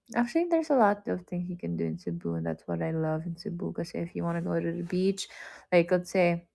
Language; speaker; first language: English; non-native, local second language; Filipino